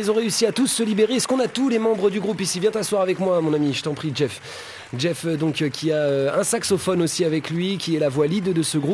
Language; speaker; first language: French; native; French